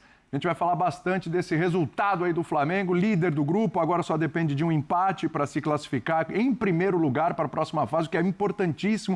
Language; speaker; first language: Portuguese; native; Portuguese